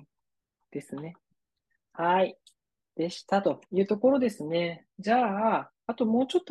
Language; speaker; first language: Japanese; native; Japanese